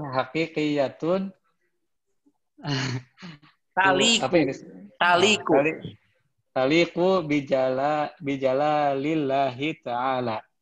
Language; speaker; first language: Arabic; non-native, learner; Indonesian